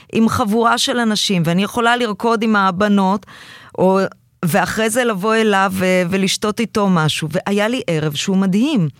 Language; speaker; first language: Hebrew; early bilingual, other home language; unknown